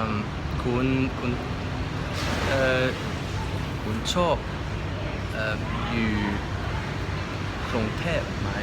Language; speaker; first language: Thai; non-native, learner; Dutch